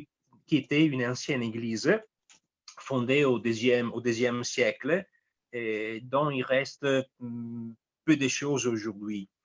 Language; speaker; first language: French; non-native, fluent; Italian